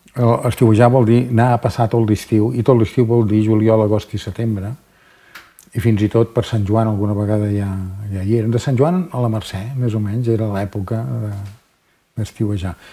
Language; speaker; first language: Catalan; native; Catalan